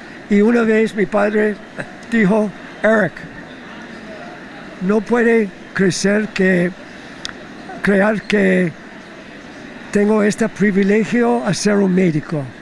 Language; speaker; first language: Spanish; non-native, fluent; English